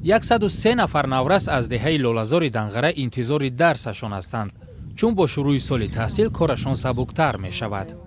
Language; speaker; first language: Tajik; native; Tajik